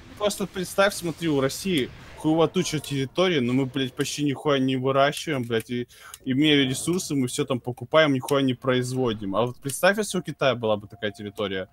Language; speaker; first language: Russian; native; Russian